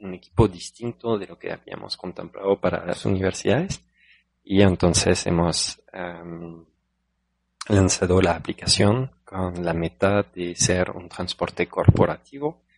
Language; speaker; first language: Spanish; non-native, fluent; French